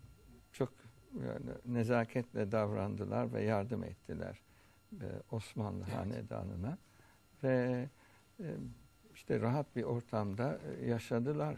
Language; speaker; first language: Turkish; early bilingual, heritage; Turkish